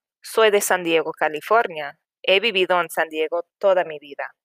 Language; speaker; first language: Spanish; non-native, fluent; English